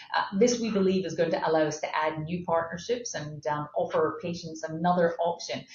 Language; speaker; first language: English; native; English